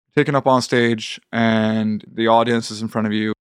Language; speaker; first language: English; non-native, fluent; Swedish